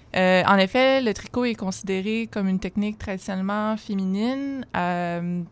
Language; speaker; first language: French; native; French